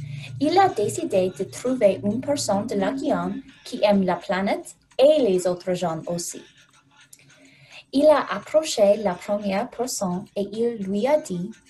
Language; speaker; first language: French; non-native, learner; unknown